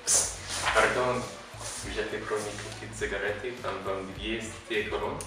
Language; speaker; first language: Czech; non-native, learner; English